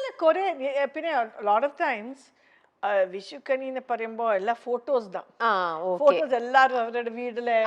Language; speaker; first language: Malayalam; non-native, fluent; Kannada